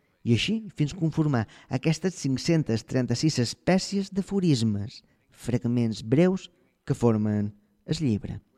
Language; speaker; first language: Catalan; native; Catalan